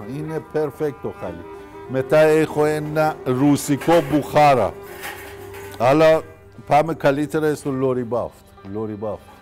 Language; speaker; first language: Greek; non-native, learner; Persian